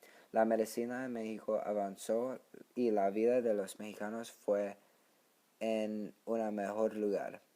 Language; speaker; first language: Spanish; non-native, learner; English